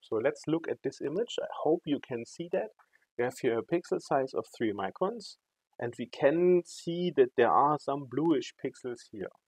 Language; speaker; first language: English; non-native, fluent; German